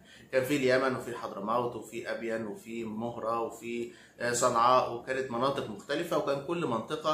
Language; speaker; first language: Arabic; native; Arabic